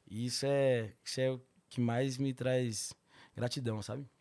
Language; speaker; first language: Portuguese; native; Portuguese